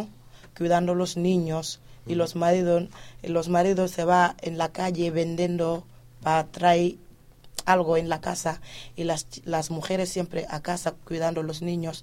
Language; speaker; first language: Spanish; non-native, fluent; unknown